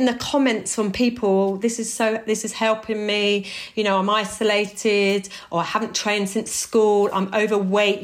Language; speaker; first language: English; native; English